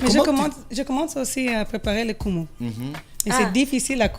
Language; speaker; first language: French; early bilingual, heritage; French